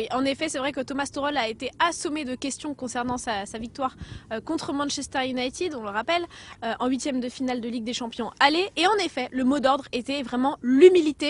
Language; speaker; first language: French; native; French